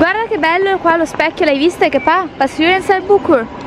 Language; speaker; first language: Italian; early bilingual, other home language; Albanian